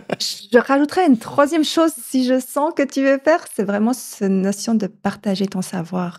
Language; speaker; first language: French; native; French